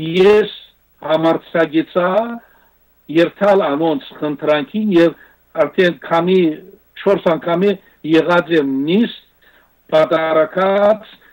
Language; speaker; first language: Armenian; native; Armenian